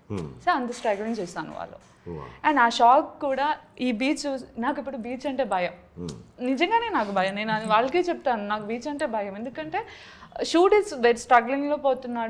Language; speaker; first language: Telugu; non-native, learner; Malayalam